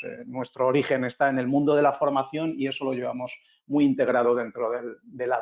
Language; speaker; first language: Spanish; native; Spanish